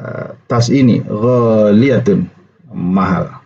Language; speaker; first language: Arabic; non-native, fluent; Indonesian